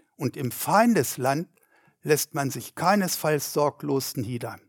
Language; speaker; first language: German; native; German